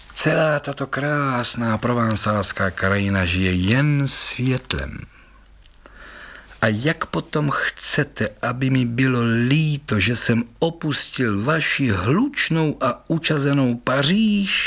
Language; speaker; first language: Czech; native; Czech